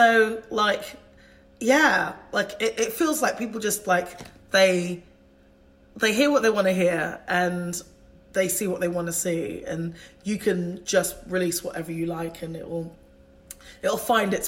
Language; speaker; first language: English; native; English